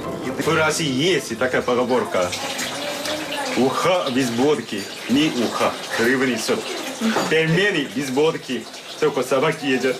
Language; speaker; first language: Russian; non-native, fluent; Korean